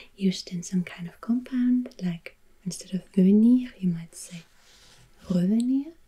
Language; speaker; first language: English; non-native, fluent; German